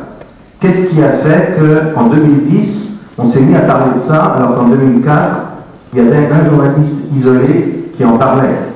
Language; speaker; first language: French; native; French